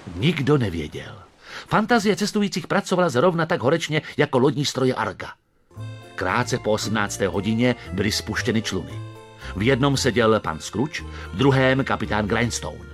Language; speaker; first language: Czech; native; Czech